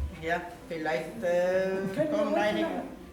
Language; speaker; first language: German; non-native, learner; Estonian